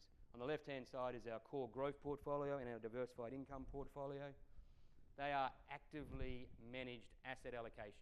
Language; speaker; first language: English; native; English